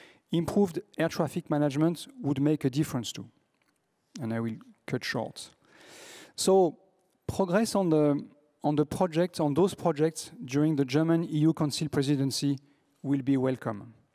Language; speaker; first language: English; non-native, fluent; French